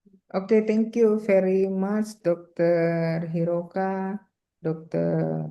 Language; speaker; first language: English; non-native, fluent; Indonesian